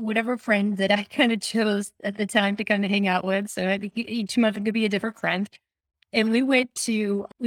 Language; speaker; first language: English; native; English